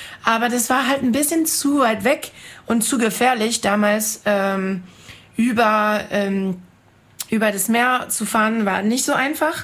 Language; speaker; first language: German; non-native, fluent; French